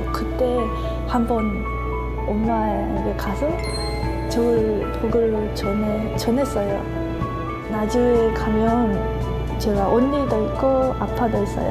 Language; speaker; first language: Korean; non-native, learner; Japanese